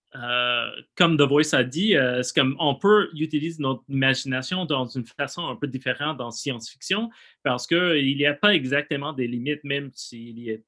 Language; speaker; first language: French; non-native, fluent; English